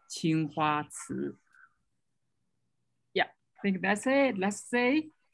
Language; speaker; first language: English; non-native, fluent; Chinese